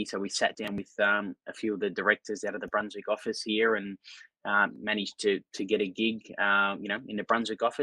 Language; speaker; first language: English; native; English